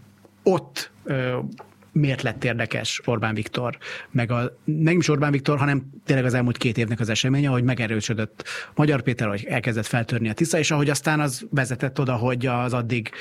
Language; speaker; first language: Hungarian; native; Hungarian